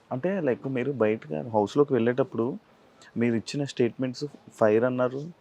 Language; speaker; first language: Telugu; native; Telugu